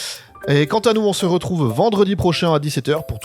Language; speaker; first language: French; native; French